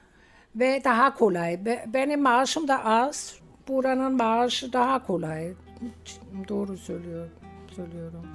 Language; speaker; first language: Turkish; non-native, fluent; German